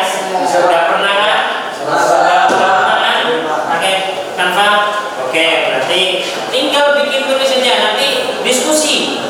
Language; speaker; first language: Indonesian; native; Indonesian